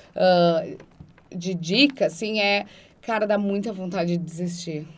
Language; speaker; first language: Portuguese; native; Portuguese